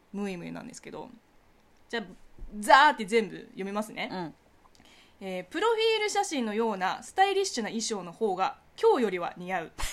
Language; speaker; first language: Japanese; non-native, fluent; Chinese